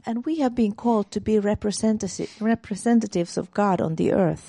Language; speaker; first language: English; non-native, fluent; Finnish